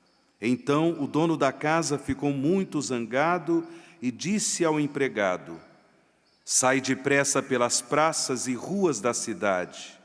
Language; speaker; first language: Portuguese; native; Portuguese